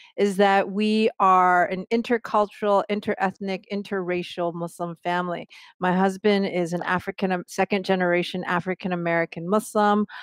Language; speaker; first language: English; native; English